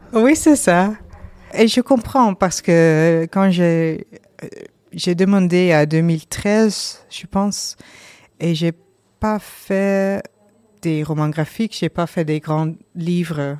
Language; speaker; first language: French; non-native, learner; Dutch